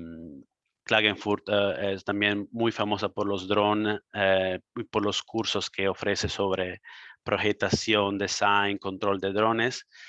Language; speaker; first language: Spanish; non-native, fluent; Italian